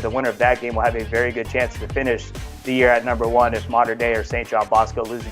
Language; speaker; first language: English; native; English